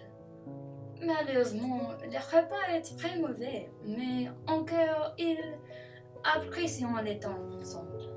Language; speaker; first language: French; non-native, learner; English